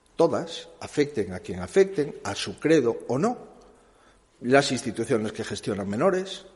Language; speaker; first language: Spanish; non-native, local second language; Galician